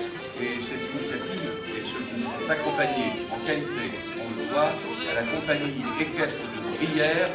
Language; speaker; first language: French; native; French